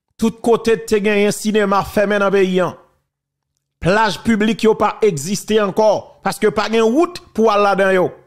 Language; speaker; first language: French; non-native, local second language; Haitian Creole